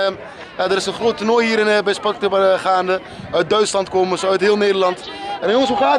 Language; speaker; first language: Dutch; native; Dutch